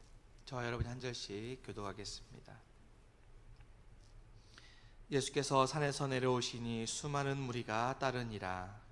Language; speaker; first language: Korean; native; Korean